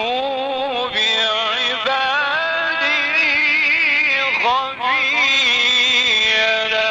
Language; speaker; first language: Arabic; native; Arabic